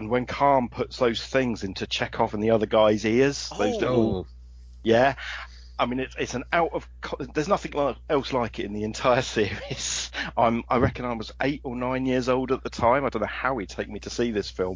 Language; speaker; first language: English; native; English